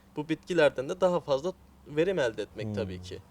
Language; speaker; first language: Turkish; native; Turkish